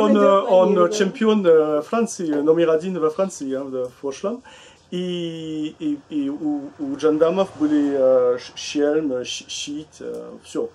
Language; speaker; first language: Russian; non-native, learner; French